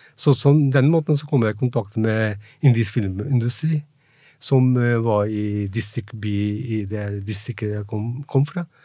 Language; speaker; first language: Norwegian; non-native, fluent; Punjabi